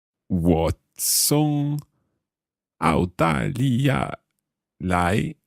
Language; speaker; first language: Chinese; non-native, learner; English